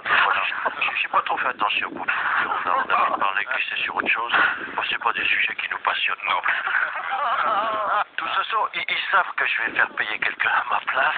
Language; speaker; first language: French; native; French